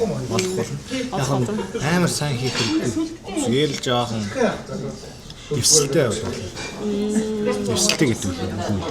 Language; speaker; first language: Mongolian; non-native, fluent; Korean